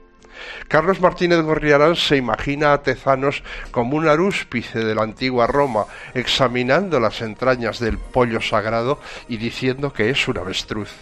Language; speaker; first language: Spanish; native; Spanish